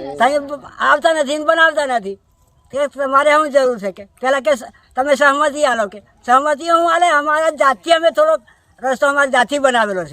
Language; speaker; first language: Gujarati; non-native, local second language; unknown